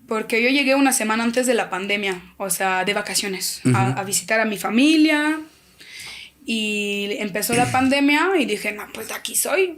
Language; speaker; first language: Spanish; non-native, fluent; French